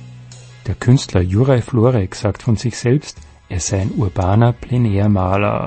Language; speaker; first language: German; native; German